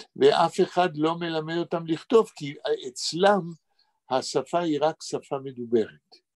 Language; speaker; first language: Hebrew; native; Hebrew